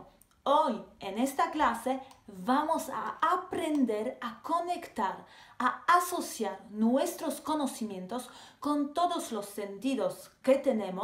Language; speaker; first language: Spanish; non-native, fluent; Polish